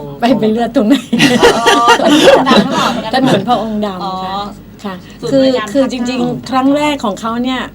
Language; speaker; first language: Thai; native; Thai